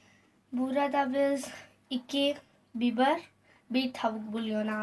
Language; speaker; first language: Turkish; non-native, learner; Urdu